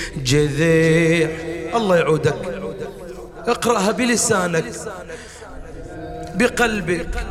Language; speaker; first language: Arabic; native; Arabic